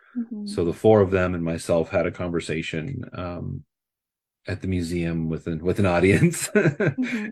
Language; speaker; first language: English; native; English